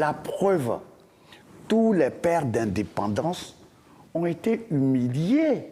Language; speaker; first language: French; non-native, local second language; Dyula